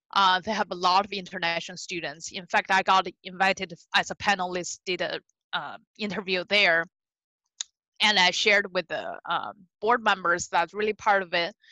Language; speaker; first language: English; non-native, fluent; Chinese